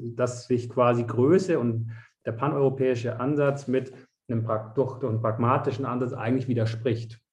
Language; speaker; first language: German; non-native, fluent; French